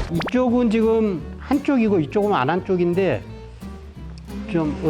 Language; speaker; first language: Korean; native; Korean